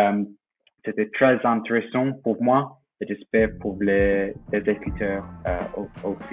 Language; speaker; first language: French; non-native, fluent; English